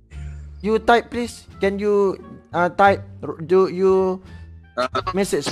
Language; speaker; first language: English; non-native, learner; Malay